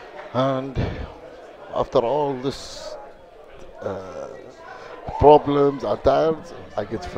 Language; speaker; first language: English; non-native, learner; Arabic